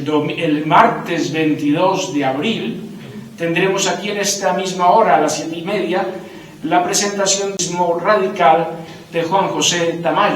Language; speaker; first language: Spanish; native; Spanish